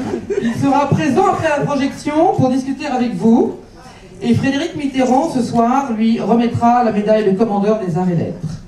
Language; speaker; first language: French; native; French